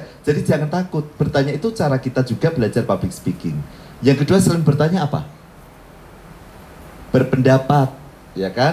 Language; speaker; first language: Indonesian; native; Indonesian